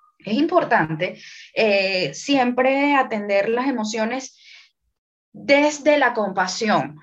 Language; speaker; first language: Spanish; native; Spanish